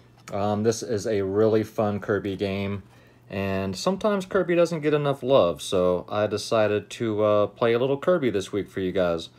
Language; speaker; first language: English; native; English